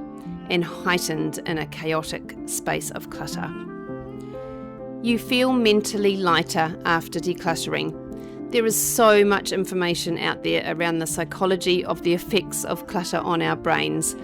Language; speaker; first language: English; native; English